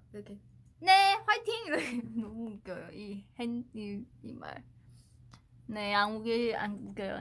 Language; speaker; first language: Korean; non-native, fluent; Chinese